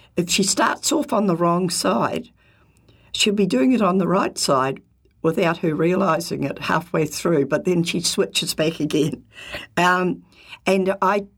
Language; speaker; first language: English; native; English